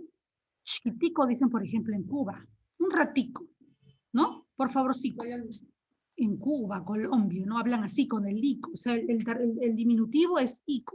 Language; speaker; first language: Spanish; native; Spanish